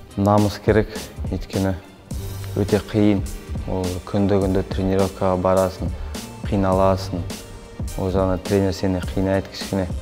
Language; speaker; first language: Kazakh; non-native, local second language; Russian